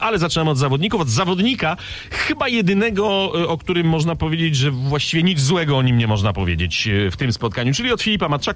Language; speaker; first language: Polish; native; Polish